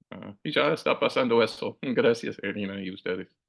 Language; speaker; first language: Spanish; non-native, learner; English